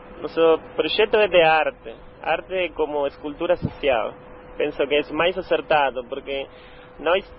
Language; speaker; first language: Portuguese; non-native, learner; Spanish